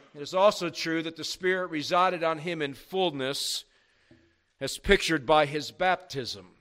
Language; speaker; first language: English; native; English